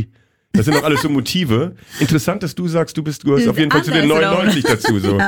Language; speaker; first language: German; native; German